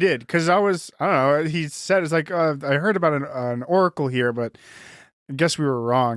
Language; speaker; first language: English; native; English